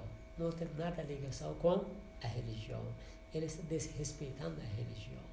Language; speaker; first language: Portuguese; non-native, learner; Persian